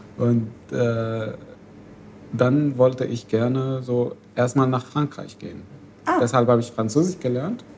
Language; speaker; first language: German; non-native, fluent; Arabic